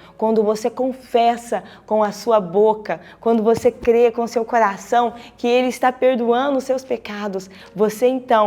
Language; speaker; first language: Portuguese; native; Portuguese